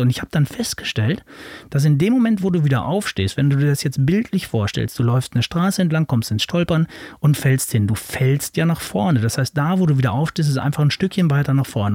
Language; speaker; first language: German; native; German